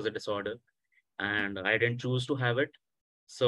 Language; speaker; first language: English; non-native, local second language; Hindi